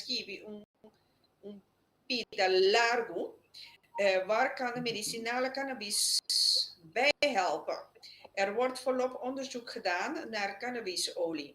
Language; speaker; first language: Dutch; non-native, local second language; Papiamento